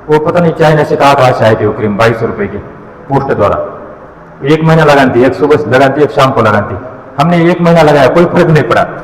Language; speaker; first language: Hindi; non-native, local second language; Marathi